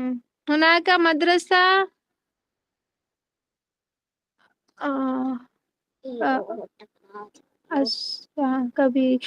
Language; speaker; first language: Arabic; non-native, learner; Urdu